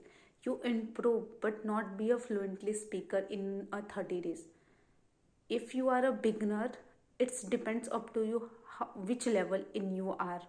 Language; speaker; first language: English; non-native, learner; Hindi